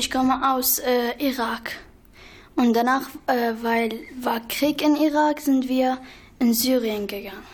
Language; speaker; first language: German; non-native, learner; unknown